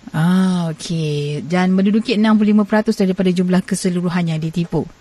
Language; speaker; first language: Malay; native; Malay